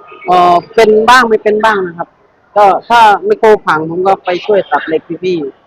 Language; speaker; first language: Thai; non-native, fluent; Khmer